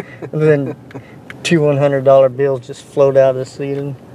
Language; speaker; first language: English; native; English